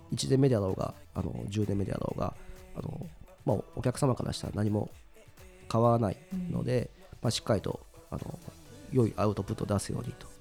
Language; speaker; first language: Japanese; native; Japanese